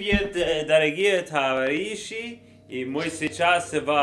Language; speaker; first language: Russian; non-native, learner; English